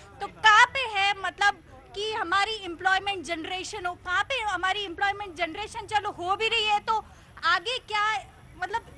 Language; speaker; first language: Hindi; native; Hindi